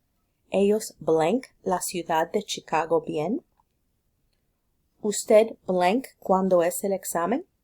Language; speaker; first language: Spanish; non-native, fluent; English